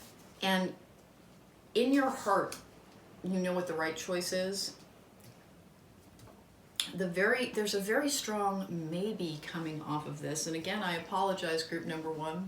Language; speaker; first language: English; native; English